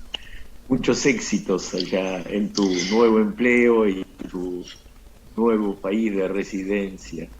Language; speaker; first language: Spanish; non-native, fluent; Russian